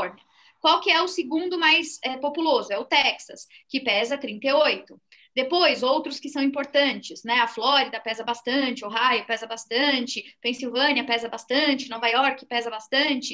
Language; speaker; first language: Portuguese; native; Portuguese